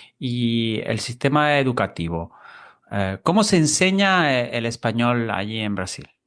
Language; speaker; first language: Spanish; native; Spanish